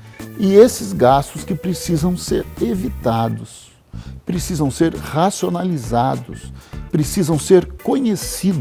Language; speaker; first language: Portuguese; native; Portuguese